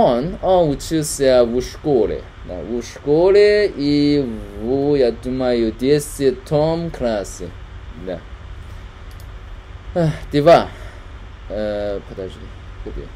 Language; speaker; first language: Russian; non-native, learner; Chinese